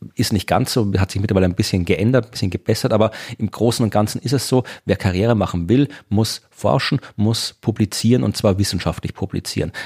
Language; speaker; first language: German; native; German